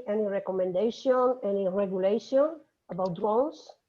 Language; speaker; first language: English; non-native, fluent; Spanish